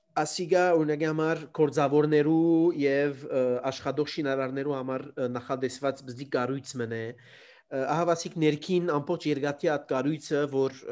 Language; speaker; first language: Armenian; early bilingual, heritage; Armenian